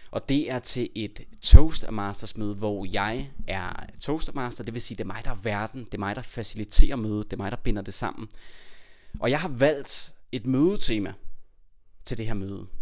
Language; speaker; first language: Danish; native; Danish